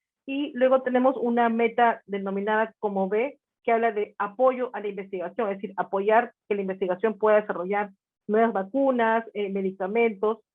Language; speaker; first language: Spanish; native; Spanish